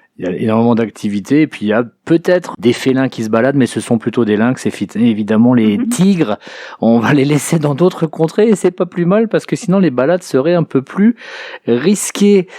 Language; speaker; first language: French; native; French